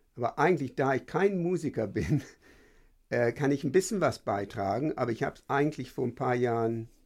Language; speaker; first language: German; non-native, fluent; English